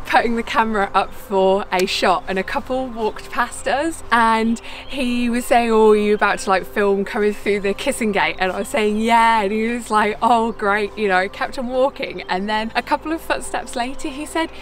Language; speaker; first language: English; native; English